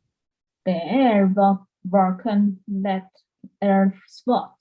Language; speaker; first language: Swedish; non-native, learner; Chinese